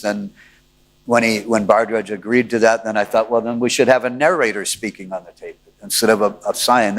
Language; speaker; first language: English; native; English